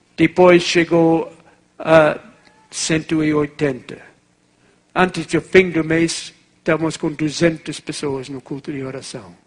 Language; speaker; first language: Portuguese; non-native, fluent; English